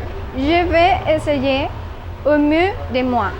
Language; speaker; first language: French; non-native, learner; Spanish